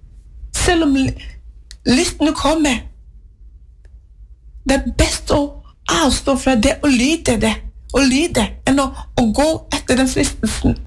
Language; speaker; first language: Norwegian; non-native, fluent; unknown